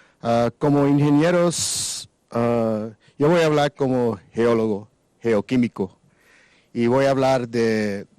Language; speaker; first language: Spanish; non-native, learner; English